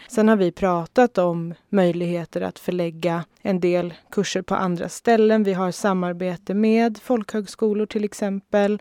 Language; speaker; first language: Swedish; native; Swedish